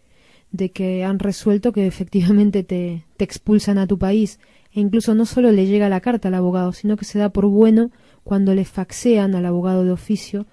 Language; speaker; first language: Spanish; native; Spanish